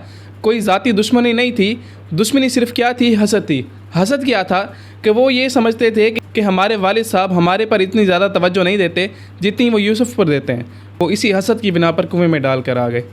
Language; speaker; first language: Urdu; native; Urdu